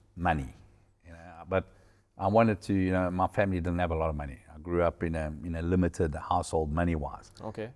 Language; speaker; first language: English; native; English